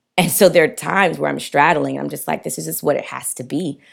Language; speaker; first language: English; native; English